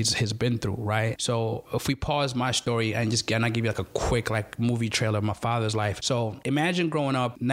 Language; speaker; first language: English; non-native, local second language; Ganda